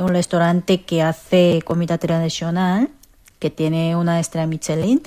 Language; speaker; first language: Spanish; non-native, fluent; Korean